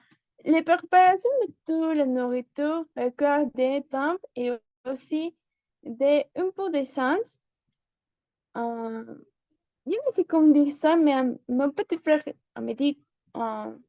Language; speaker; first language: French; non-native, learner; Spanish